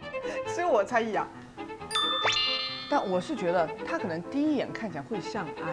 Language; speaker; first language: Chinese; native; Chinese